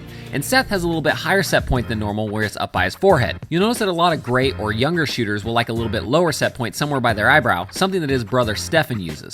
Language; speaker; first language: English; native; English